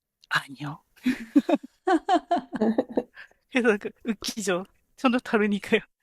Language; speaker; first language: Korean; non-native, fluent; Japanese